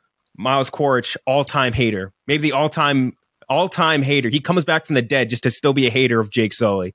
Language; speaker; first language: English; native; English